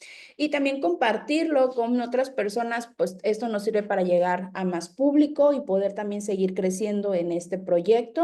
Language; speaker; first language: Spanish; native; Spanish